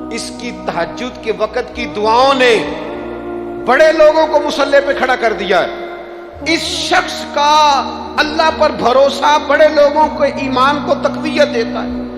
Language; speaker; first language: Urdu; non-native, local second language; Punjabi